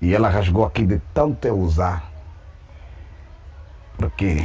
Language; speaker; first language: Portuguese; native; Portuguese